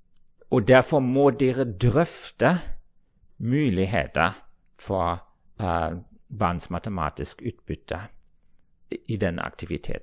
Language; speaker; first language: Norwegian; non-native, fluent; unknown